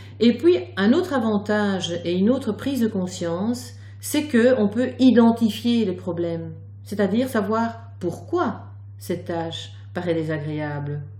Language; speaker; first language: French; native; French